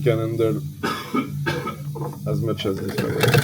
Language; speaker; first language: English; non-native, fluent; French